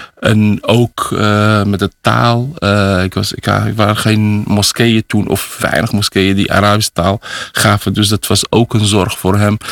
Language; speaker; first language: Dutch; early bilingual, other home language; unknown